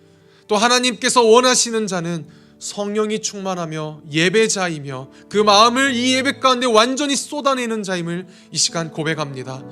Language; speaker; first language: Korean; native; Korean